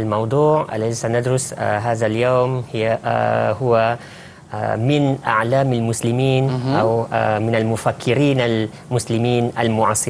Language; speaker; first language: Arabic; non-native, fluent; Malay